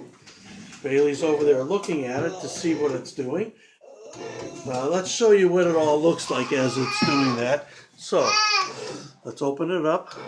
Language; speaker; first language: English; native; English